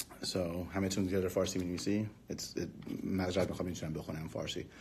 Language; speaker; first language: Persian; early bilingual, heritage; Persian